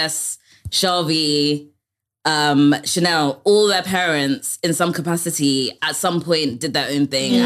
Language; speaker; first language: English; native; English